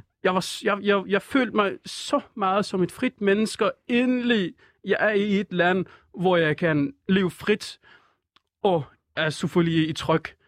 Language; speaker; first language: Danish; non-native, fluent; Persian